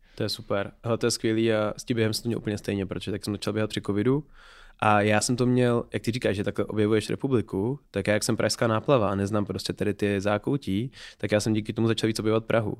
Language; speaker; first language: Czech; native; Czech